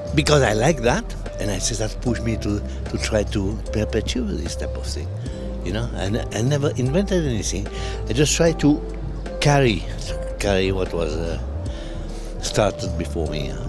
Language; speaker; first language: English; non-native, fluent; French